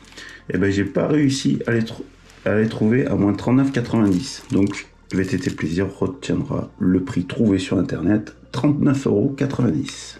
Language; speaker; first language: French; native; French